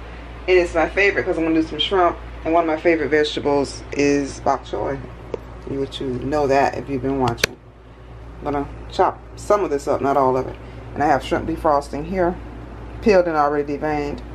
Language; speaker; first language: English; native; English